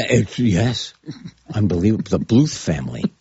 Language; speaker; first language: English; native; English